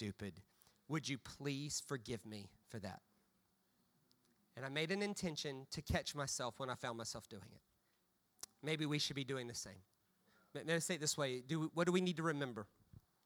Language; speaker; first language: English; native; English